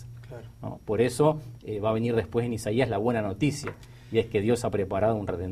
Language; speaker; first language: Spanish; native; Spanish